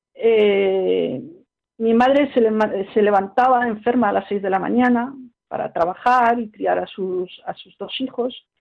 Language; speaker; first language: Spanish; early bilingual, heritage; French